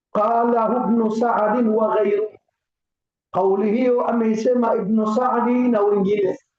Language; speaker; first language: Swahili; native; Swahili